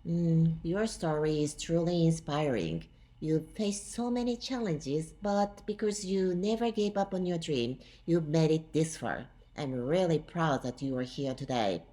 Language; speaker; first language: English; non-native, fluent; Japanese